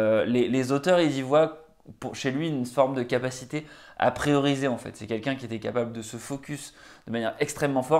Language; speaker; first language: French; native; French